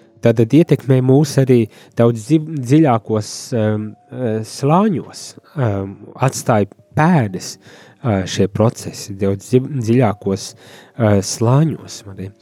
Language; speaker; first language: Latvian; native; Latvian